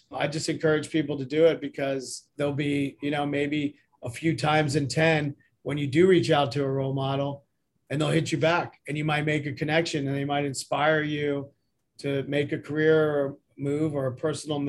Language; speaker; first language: English; native; English